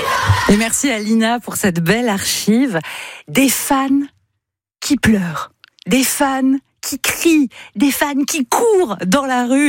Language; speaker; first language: French; native; French